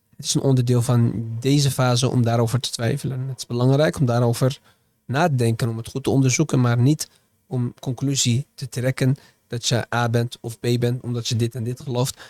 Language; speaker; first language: Dutch; early bilingual, other home language; Arabic